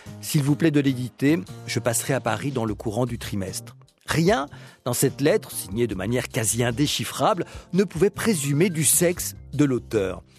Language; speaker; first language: French; native; French